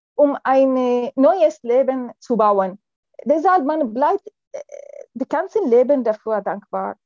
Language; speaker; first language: German; non-native, fluent; Arabic